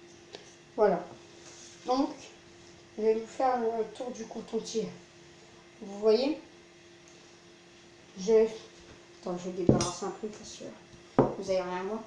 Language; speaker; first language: French; native; French